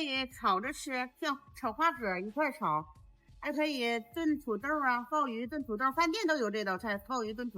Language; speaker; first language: Chinese; native; Chinese